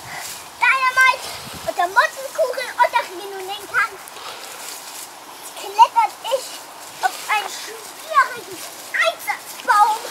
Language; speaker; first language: German; native; German